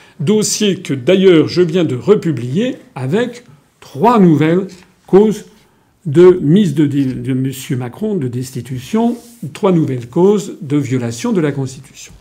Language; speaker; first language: French; native; French